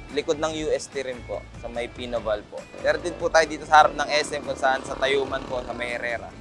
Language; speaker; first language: Filipino; native; Filipino